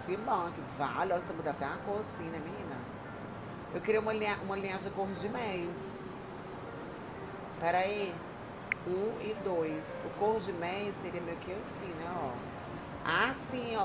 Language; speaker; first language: Portuguese; native; Portuguese